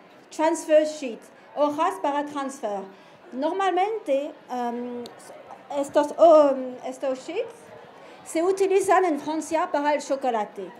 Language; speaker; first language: Spanish; non-native, learner; French